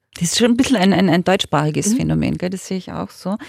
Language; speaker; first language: German; native; German